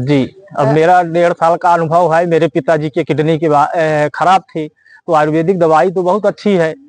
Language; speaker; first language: Hindi; native; Hindi